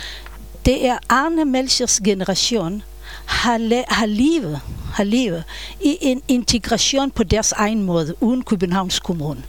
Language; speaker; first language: Danish; non-native, fluent; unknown